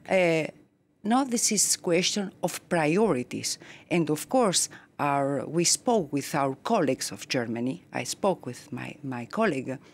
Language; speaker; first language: English; non-native, fluent; Greek